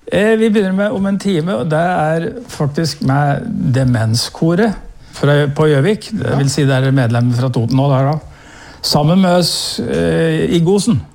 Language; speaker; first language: Norwegian; native; Norwegian